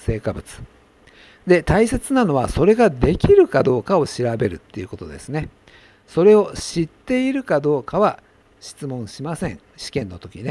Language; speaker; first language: Japanese; native; Japanese